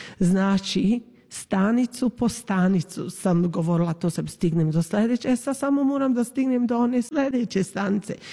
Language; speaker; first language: Serbian; early bilingual, heritage; Serbian